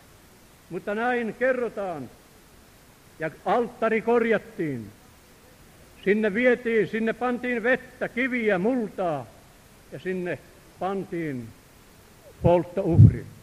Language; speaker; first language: Finnish; native; Finnish